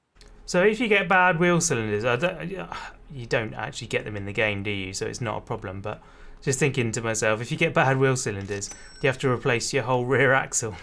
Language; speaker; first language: English; native; English